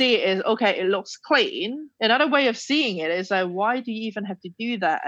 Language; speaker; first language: English; non-native, local second language; Cantonese